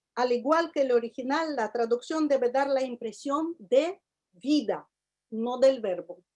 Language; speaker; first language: Spanish; non-native, fluent; Russian